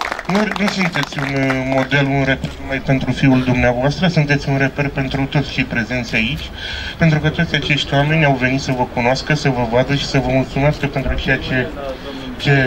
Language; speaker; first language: Romanian; native; Romanian